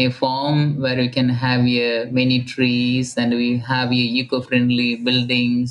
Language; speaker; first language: English; non-native, local second language; Tamil